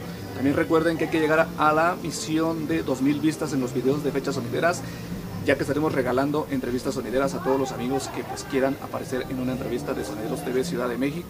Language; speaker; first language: Spanish; native; Spanish